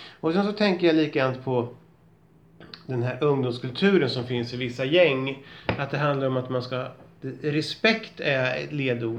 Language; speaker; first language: Swedish; native; Swedish